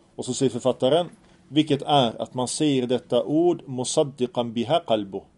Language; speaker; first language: Swedish; early bilingual, other home language; Arabic